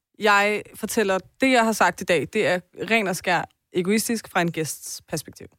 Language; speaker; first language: Danish; early bilingual, other home language; Persian